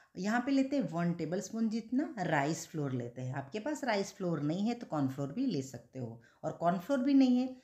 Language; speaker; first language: Hindi; non-native, local second language; Gujarati